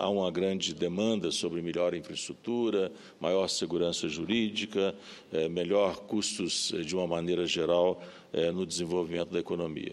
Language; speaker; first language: Portuguese; native; Portuguese